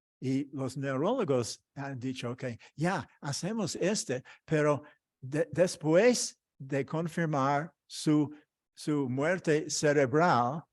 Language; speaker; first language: Spanish; non-native, fluent; English